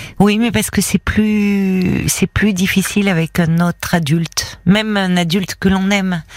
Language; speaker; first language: French; native; French